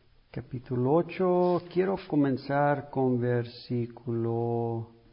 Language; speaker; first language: Spanish; non-native, fluent; English